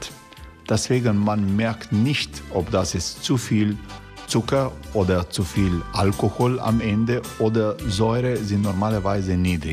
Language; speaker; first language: German; non-native, learner; Croatian